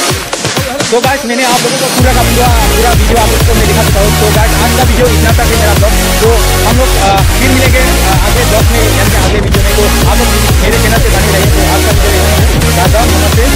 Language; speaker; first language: Hindi; non-native, local second language; Karbi